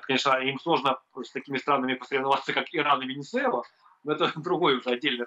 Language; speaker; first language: Russian; native; Russian